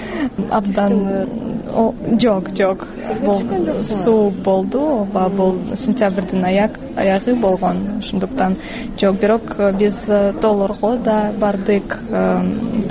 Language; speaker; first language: Kyrgyz; non-native, learner; Russian